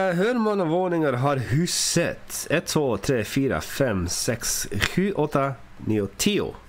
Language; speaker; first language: Swedish; non-native, learner; English